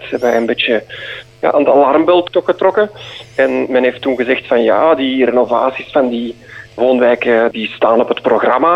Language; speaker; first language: Dutch; native; Dutch